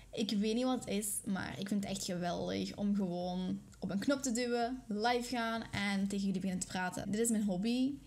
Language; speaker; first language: Dutch; non-native, fluent; Spanish